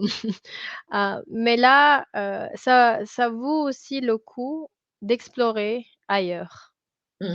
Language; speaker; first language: French; non-native, fluent; Filipino